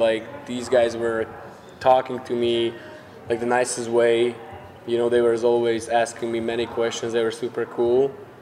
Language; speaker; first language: English; non-native, fluent; Slovak